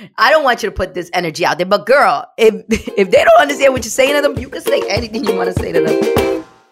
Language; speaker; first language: English; early bilingual, other home language; Spanish